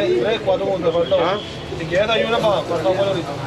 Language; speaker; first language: Spanish; non-native, learner; English